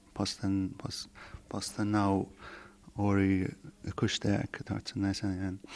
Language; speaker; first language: Basque; non-native, learner; Irish